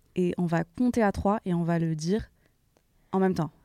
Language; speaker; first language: French; non-native, local second language; Arabic